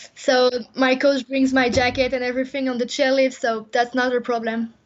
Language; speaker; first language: English; non-native, fluent; French